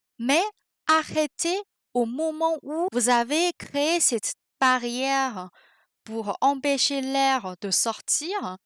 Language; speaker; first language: French; non-native, fluent; Chinese